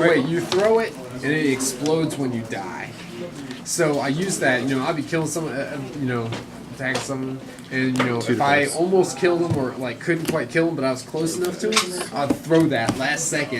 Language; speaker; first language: English; native; English